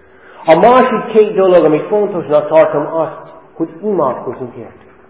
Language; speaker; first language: Hungarian; non-native, fluent; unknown